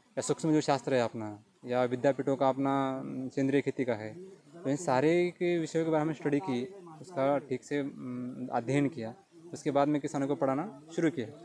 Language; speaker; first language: Hindi; non-native, local second language; Marathi